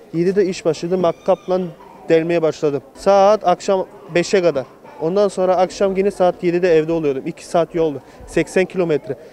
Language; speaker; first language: Turkish; early bilingual, heritage; Turkish